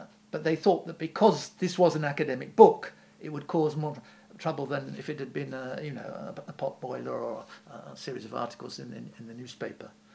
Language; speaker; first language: English; native; English